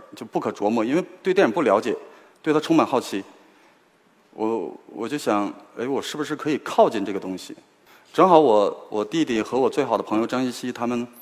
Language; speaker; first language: Chinese; native; Chinese